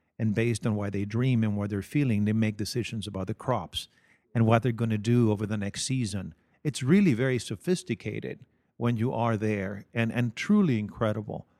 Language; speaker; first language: English; non-native, fluent; Spanish